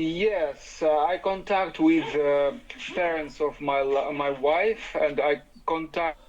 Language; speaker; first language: English; non-native, learner; Ukrainian